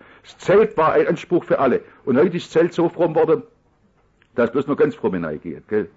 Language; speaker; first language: German; native; German